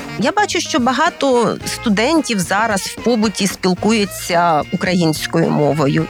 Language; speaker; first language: Ukrainian; native; Ukrainian